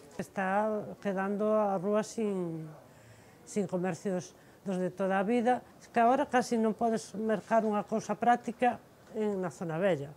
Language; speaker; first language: Galician; native; Galician